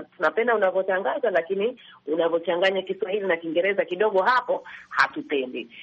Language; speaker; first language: Swahili; native; Swahili